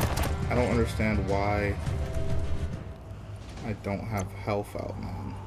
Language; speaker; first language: English; native; English